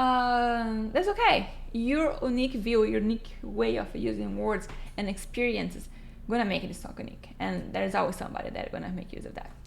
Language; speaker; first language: English; non-native, fluent; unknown